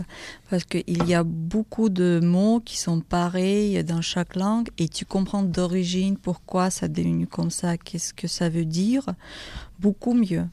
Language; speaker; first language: French; non-native, fluent; Russian